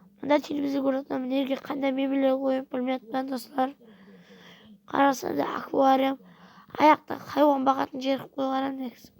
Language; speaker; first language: Uzbek; non-native, local second language; Kara-Kalpak